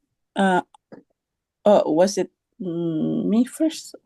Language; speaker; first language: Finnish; non-native, learner; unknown